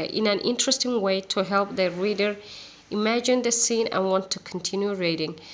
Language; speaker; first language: English; non-native, fluent; Azerbaijani